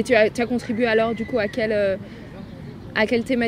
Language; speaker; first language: French; native; French